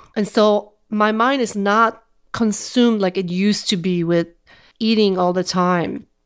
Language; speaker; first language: English; non-native, fluent; Polish